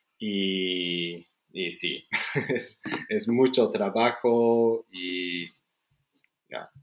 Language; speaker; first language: Spanish; non-native, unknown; Dutch